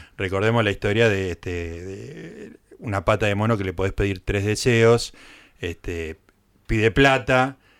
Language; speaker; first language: Spanish; native; Spanish